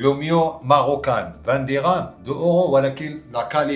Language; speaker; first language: French; non-native, learner; Arabic